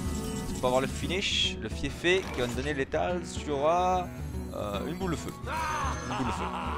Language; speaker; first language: French; native; French